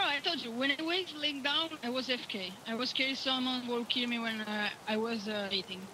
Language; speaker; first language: English; non-native, learner; Italian